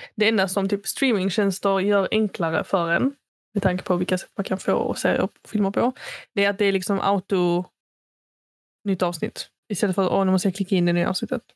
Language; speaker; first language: Swedish; native; Swedish